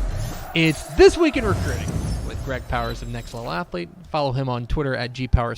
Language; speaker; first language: English; native; English